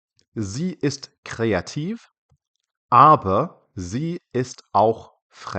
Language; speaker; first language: German; non-native, fluent; English